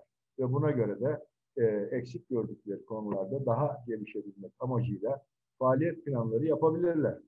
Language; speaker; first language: Turkish; native; Turkish